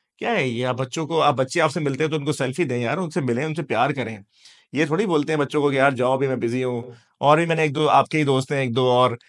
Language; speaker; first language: Urdu; native; Urdu